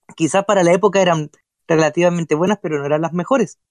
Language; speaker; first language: Spanish; native; Spanish